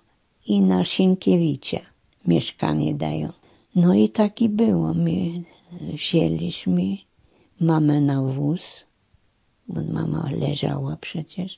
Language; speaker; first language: Polish; non-native, local second language; German